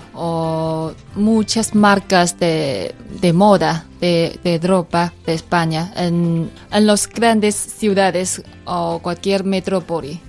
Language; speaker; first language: Spanish; non-native, fluent; Chinese